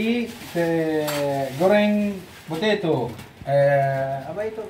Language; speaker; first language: Indonesian; non-native, learner; Arabic